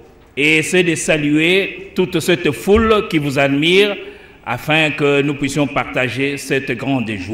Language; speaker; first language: French; non-native, local second language; Lingala